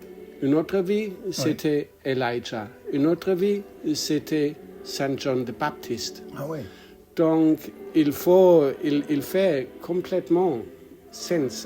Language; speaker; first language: French; non-native, learner; English